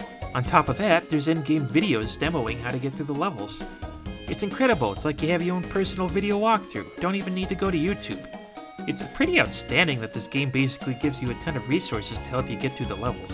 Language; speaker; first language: English; native; English